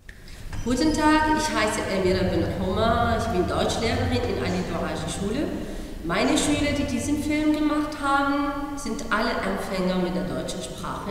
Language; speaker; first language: German; non-native, fluent; Arabic